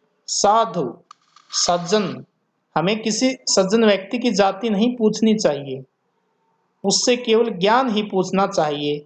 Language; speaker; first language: Hindi; native; Hindi